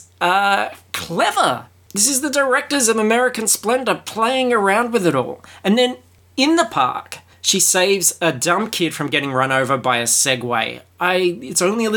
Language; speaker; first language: English; native; English